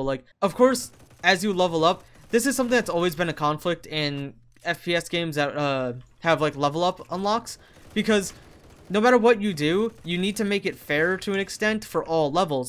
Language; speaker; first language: English; native; English